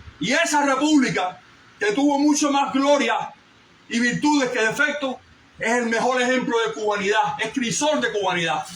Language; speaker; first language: Spanish; early bilingual, heritage; Spanish